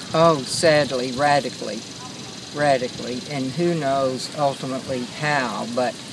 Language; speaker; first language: English; native; English